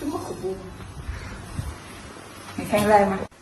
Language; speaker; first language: Chinese; non-native, learner; Vietnamese